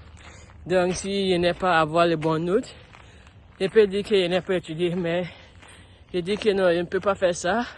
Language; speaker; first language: French; non-native, learner; English